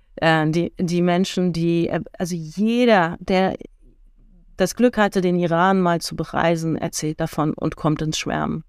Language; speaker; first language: German; early bilingual, heritage; German